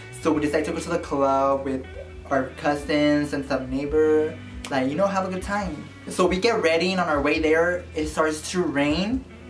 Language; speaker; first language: English; early bilingual, other home language; Spanish